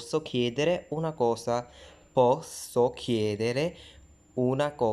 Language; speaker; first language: Italian; non-native, fluent; Hindi